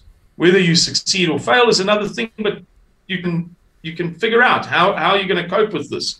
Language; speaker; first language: English; native; English